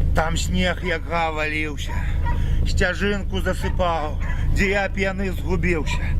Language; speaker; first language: Belarusian; native; Belarusian